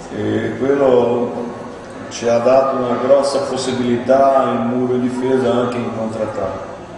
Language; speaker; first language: Italian; non-native, fluent; Portuguese